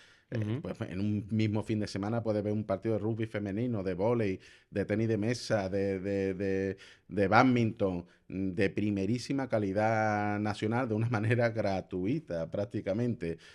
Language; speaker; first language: Spanish; native; Spanish